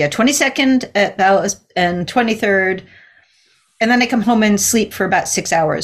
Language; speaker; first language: English; native; English